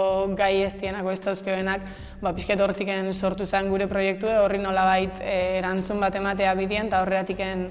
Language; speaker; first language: Basque; native; Basque